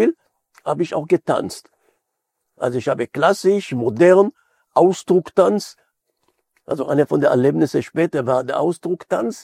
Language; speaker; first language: German; non-native, fluent; Hebrew